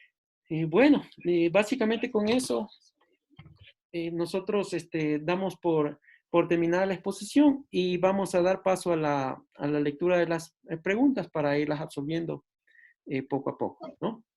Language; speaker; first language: Spanish; native; Spanish